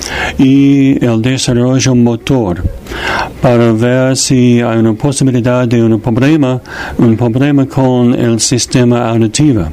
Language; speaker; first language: Spanish; non-native, fluent; English